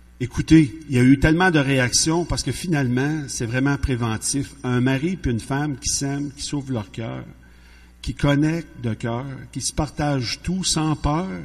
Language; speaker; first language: French; native; French